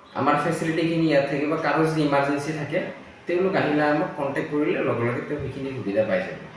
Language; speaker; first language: Assamese; non-native, local second language; Bangla